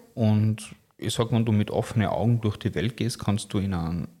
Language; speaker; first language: German; native; German